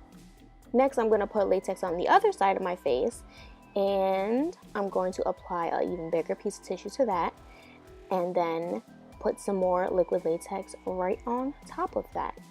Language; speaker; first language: English; native; English